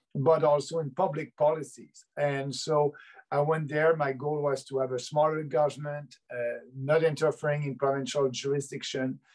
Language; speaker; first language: English; native; English